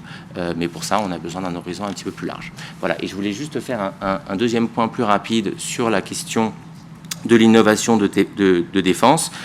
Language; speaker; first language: French; native; French